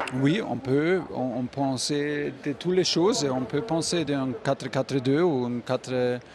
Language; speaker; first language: French; non-native, fluent; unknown